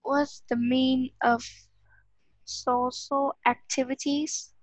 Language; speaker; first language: English; non-native, learner; Vietnamese